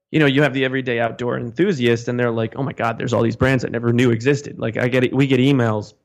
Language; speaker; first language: English; native; English